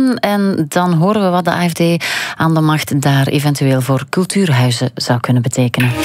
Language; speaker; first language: Dutch; native; Dutch